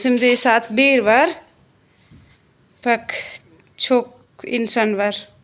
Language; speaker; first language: Turkish; non-native, learner; Gujarati